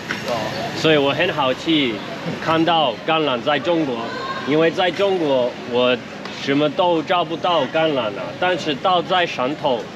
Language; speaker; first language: Chinese; non-native, learner; English